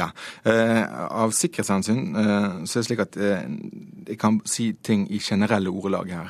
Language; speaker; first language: Norwegian; native; Norwegian